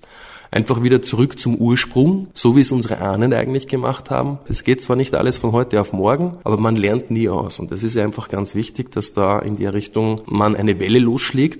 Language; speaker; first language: German; native; German